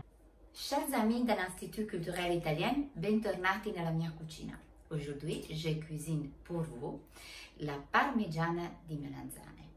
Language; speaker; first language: French; non-native, fluent; Italian